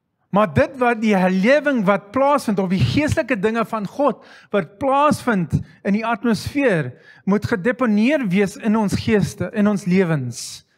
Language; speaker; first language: Afrikaans; non-native, fluent; English